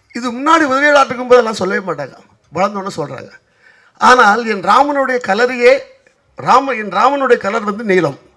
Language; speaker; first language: Tamil; native; Tamil